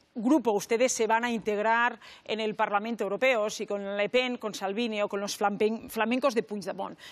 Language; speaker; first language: Spanish; native; Spanish